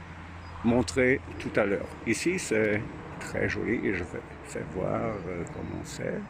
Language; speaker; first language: French; non-native, fluent; German